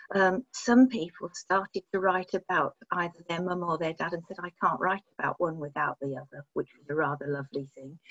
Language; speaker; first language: English; native; English